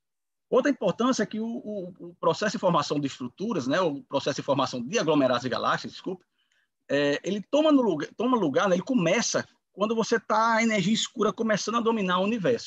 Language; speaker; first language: Portuguese; native; Portuguese